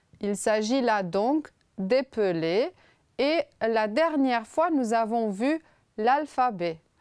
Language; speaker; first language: French; non-native, fluent; Romanian